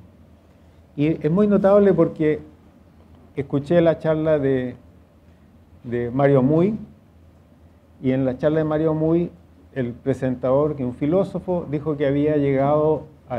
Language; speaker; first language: Spanish; native; Spanish